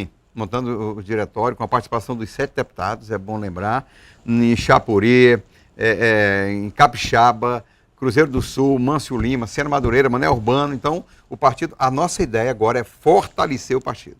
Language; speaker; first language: Portuguese; native; Portuguese